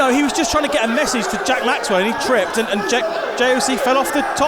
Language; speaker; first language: English; native; English